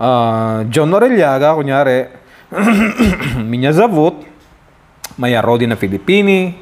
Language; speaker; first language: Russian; non-native, fluent; Filipino